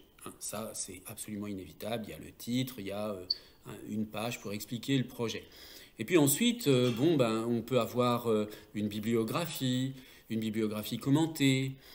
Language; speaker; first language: French; native; French